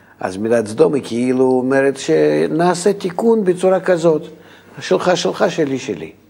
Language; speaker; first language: Hebrew; non-native, fluent; Russian